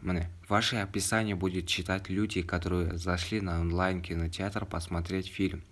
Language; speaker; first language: Russian; non-native, local second language; Kazakh